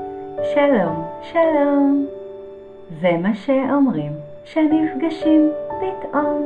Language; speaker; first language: Hebrew; native; Hebrew